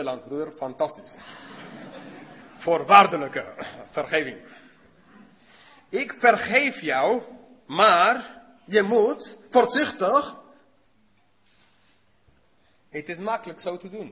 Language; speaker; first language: Dutch; non-native, learner; English